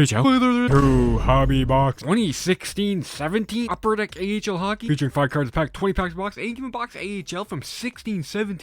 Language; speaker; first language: English; native; English